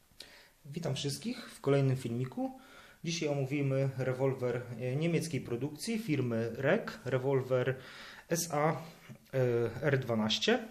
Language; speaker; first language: Polish; native; Polish